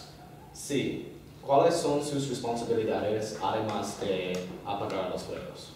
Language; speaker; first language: Spanish; non-native, learner; English